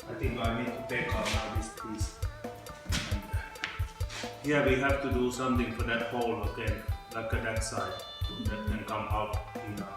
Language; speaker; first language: English; non-native, learner; Finnish